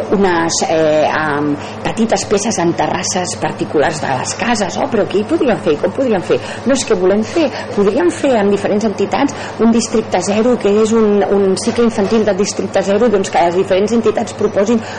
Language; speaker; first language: Catalan; native; Catalan